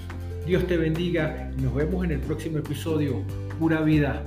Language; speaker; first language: Spanish; native; Spanish